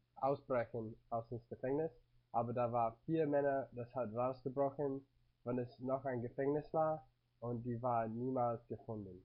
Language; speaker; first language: German; non-native, learner; English